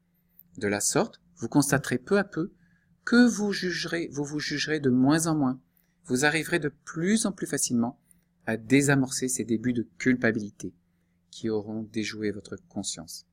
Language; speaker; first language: French; native; French